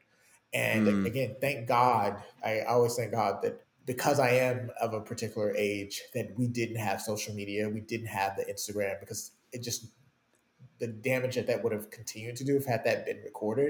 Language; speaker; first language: English; native; English